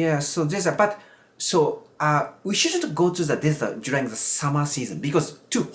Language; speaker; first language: English; non-native, learner; Japanese